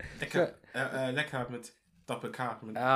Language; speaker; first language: German; non-native, local second language; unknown